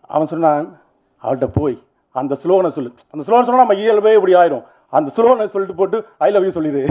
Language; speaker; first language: Tamil; native; Tamil